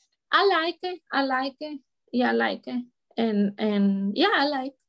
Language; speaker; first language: English; non-native, learner; Spanish